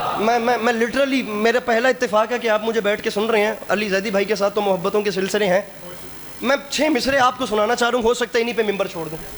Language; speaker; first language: Urdu; non-native, local second language; Punjabi